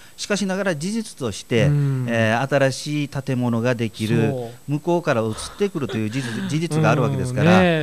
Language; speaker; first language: Japanese; native; Japanese